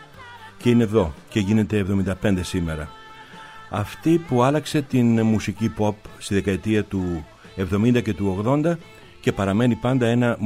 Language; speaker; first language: Greek; native; Greek